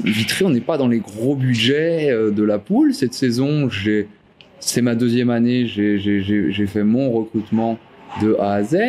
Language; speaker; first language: French; native; French